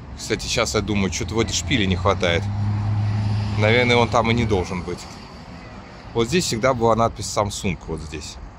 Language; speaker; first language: Russian; native; Russian